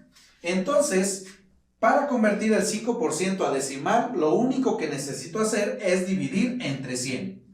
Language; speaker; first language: Spanish; native; Spanish